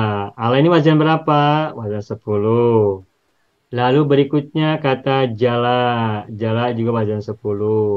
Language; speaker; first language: Indonesian; native; Indonesian